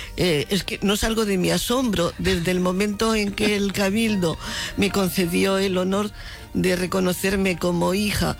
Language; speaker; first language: Spanish; native; Spanish